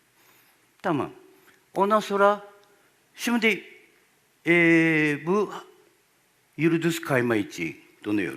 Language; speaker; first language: Turkish; non-native, learner; Japanese